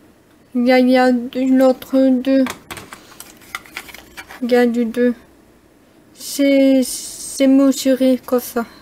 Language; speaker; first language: French; non-native, learner; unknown